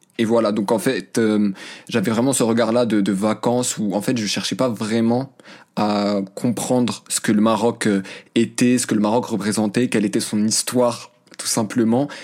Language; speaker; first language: French; early bilingual, other home language; Arabic